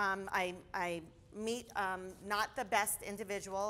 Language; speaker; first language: English; native; English